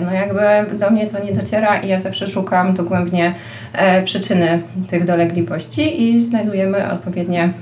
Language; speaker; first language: Polish; native; Polish